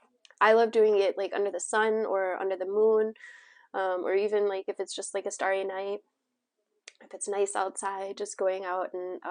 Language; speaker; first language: English; native; English